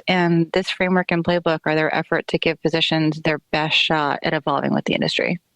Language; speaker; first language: English; native; English